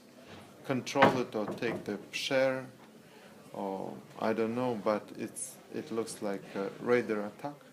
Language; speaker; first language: English; non-native, learner; Russian